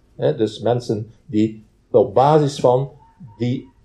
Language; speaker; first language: Dutch; native; Dutch